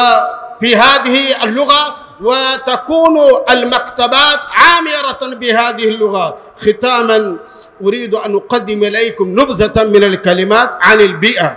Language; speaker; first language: Arabic; non-native, fluent; Urdu